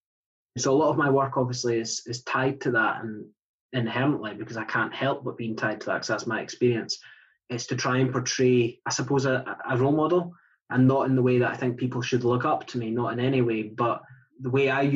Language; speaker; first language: English; native; English